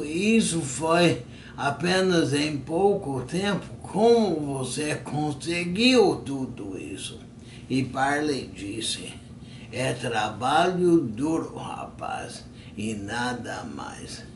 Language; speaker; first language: Portuguese; non-native, fluent; English